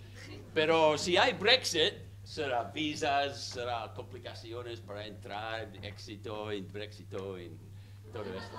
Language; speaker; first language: Spanish; non-native, fluent; English